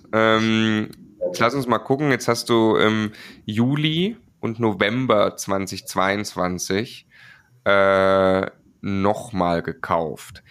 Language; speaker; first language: German; native; German